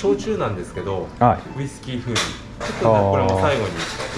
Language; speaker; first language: Japanese; native; Japanese